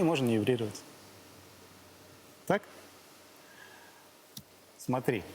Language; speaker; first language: Russian; native; Russian